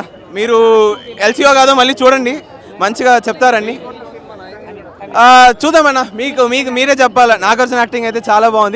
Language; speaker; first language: Telugu; non-native, local second language; Tamil